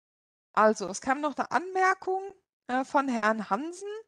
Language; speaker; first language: German; non-native, local second language; Luxembourgish